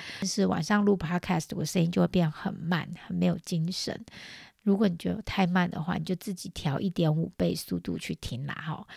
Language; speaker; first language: Chinese; native; Chinese